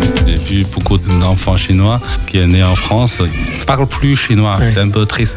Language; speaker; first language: French; non-native, learner; Chinese